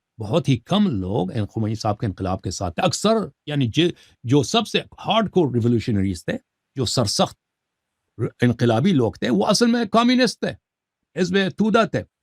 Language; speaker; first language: Urdu; early bilingual, heritage; Urdu